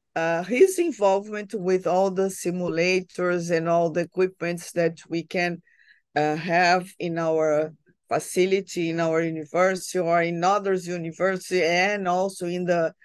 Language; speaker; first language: English; non-native, fluent; Portuguese